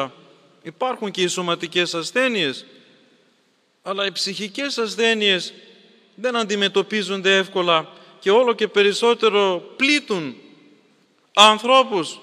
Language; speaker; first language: Greek; native; Greek